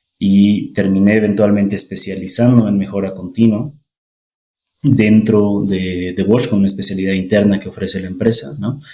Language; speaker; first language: Spanish; native; Spanish